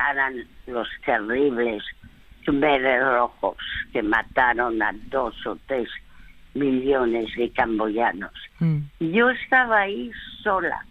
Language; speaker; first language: Spanish; early bilingual, other home language; French